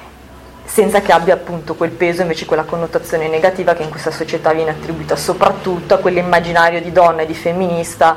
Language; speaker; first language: Italian; native; Italian